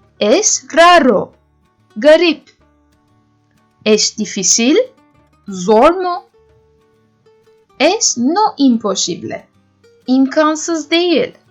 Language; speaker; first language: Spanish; non-native, learner; Turkish